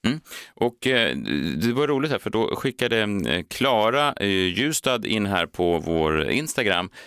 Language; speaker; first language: Swedish; native; Swedish